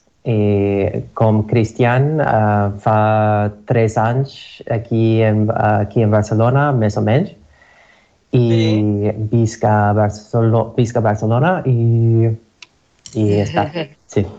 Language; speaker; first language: Catalan; non-native, learner; English